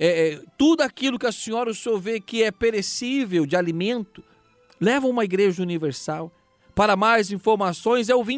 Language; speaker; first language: Portuguese; native; Portuguese